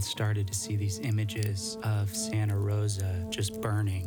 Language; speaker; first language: English; native; English